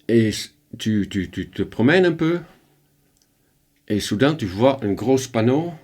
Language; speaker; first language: French; non-native, fluent; Dutch